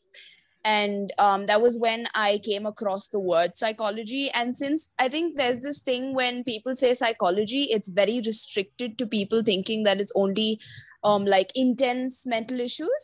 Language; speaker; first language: English; non-native, local second language; Malayalam